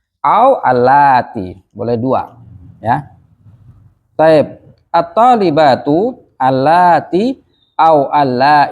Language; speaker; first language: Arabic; non-native, fluent; Indonesian